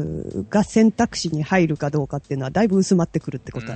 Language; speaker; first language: Japanese; native; Japanese